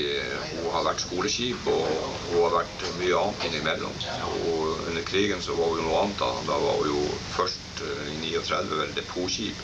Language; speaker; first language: Norwegian; native; Norwegian